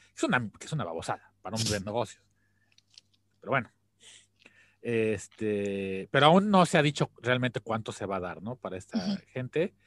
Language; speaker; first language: Spanish; native; Spanish